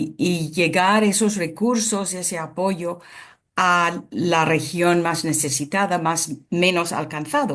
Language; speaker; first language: Spanish; non-native, fluent; English